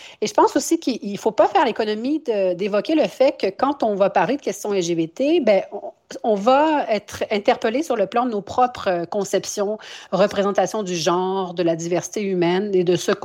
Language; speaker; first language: French; native; French